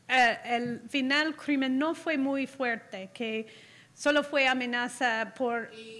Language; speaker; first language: Spanish; non-native, fluent; English